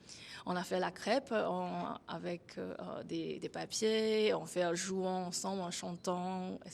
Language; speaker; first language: French; non-native, fluent; Chinese